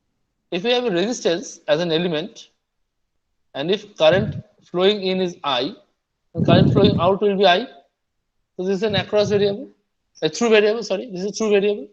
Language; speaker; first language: English; non-native, local second language; Bangla